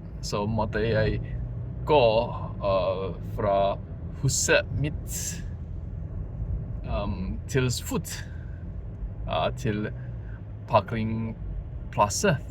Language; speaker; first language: Norwegian; non-native, learner; Japanese